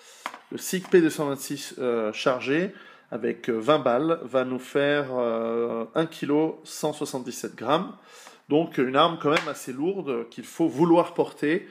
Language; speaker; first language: French; native; French